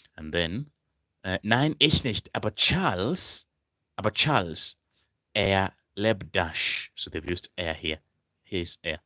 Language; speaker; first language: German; non-native, fluent; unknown